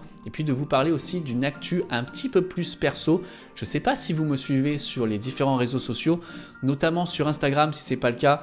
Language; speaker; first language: French; native; French